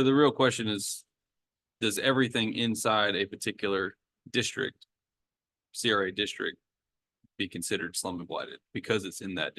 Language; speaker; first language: English; native; English